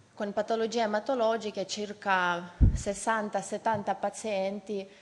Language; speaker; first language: Italian; non-native, fluent; Ukrainian